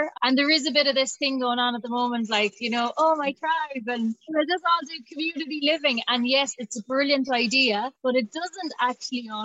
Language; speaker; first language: English; native; English